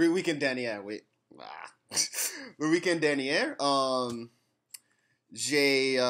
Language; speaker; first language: French; non-native, learner; English